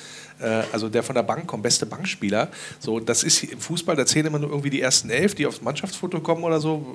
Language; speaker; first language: German; native; German